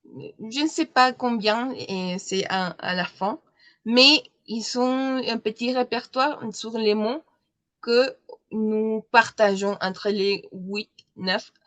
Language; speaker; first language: French; non-native, learner; Spanish